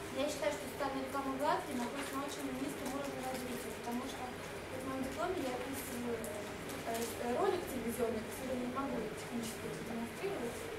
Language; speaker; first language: Russian; native; Russian